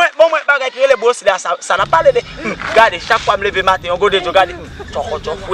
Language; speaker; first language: Haitian Creole; native; Haitian Creole